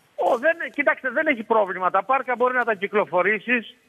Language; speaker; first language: Greek; native; Greek